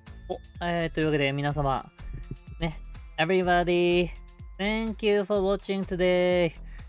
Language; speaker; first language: English; non-native, learner; Japanese